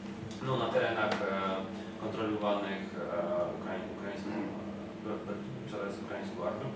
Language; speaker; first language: Ukrainian; non-native, fluent; Polish